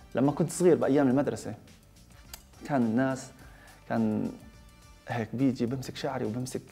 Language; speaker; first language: Arabic; non-native, fluent; Korean